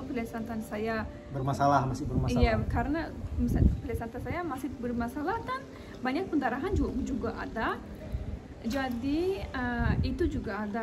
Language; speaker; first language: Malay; non-native, learner; Turkish